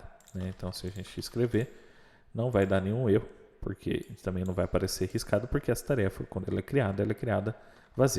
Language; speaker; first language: Portuguese; native; Portuguese